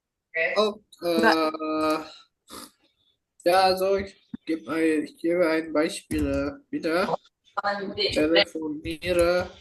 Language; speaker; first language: German; non-native, fluent; Indonesian